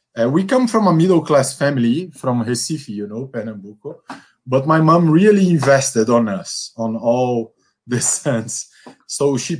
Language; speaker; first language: English; non-native, fluent; Portuguese